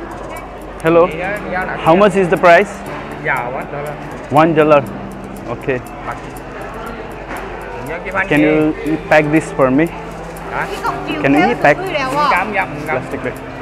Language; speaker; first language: English; non-native, learner; Nepali